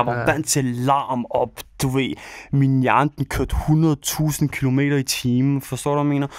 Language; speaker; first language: Danish; early bilingual, other home language; Albanian